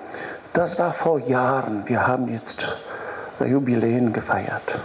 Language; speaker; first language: German; non-native, fluent; Polish